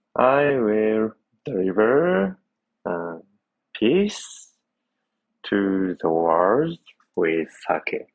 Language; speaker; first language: English; non-native, learner; Japanese